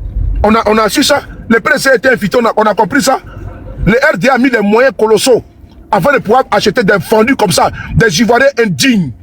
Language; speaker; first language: French; native; French